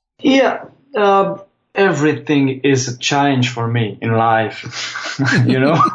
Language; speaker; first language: English; non-native, fluent; French